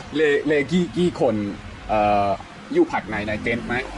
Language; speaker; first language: Thai; non-native, learner; English